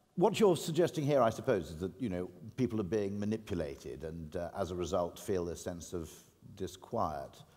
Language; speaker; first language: English; native; English